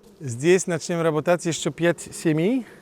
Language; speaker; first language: Russian; native; Russian